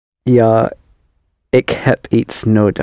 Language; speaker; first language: Dutch; non-native, learner; English